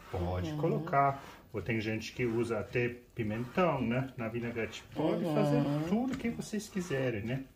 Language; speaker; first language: Portuguese; non-native, fluent; German